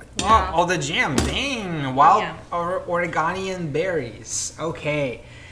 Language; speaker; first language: English; non-native, fluent; Lithuanian